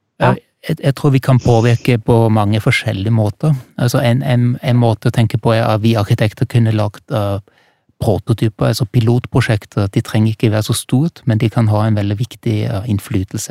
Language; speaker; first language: Norwegian; non-native, fluent; German